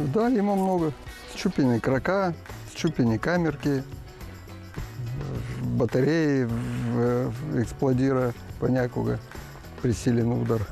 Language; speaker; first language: Bulgarian; non-native, learner; Russian